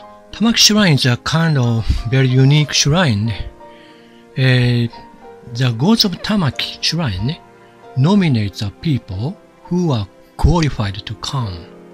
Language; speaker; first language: English; non-native, fluent; Japanese